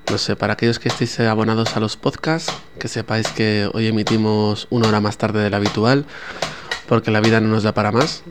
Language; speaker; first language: Spanish; native; Spanish